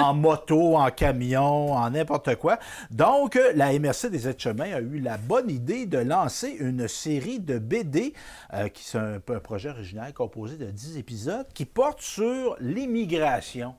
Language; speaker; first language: French; native; French